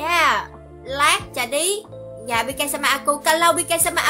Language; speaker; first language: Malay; non-native, learner; Vietnamese